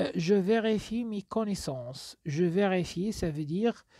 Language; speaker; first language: French; non-native, local second language; Arabic